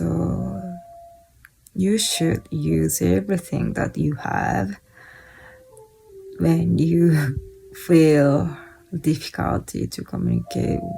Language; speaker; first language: English; non-native, fluent; Japanese